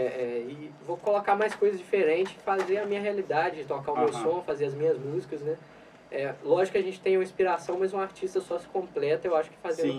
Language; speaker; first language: Portuguese; native; Portuguese